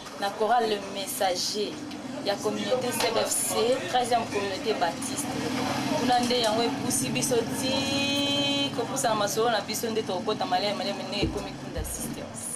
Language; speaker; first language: Lingala; native; Lingala